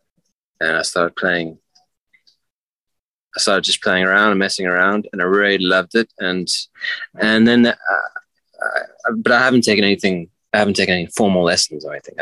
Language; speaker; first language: English; native; English